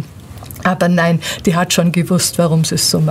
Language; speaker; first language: German; native; German